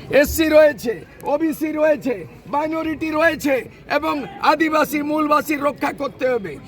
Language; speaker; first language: Bangla; non-native, local second language; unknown